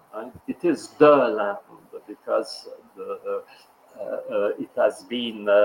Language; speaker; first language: English; non-native, local second language; French